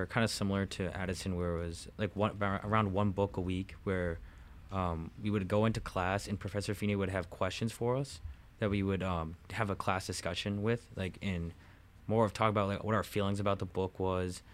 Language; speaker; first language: English; native; English